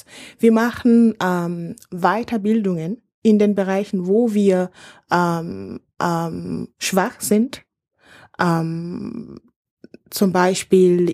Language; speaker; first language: German; non-native, fluent; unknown